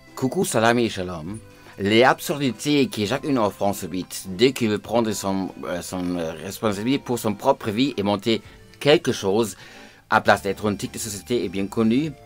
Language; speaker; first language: French; non-native, fluent; German